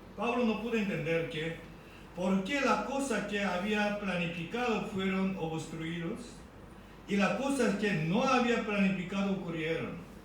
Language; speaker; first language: Spanish; non-native, fluent; Korean